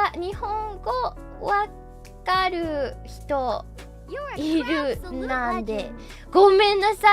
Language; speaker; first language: Japanese; non-native, learner; English